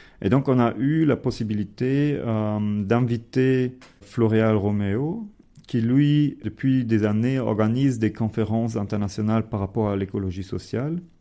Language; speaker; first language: French; non-native, fluent; German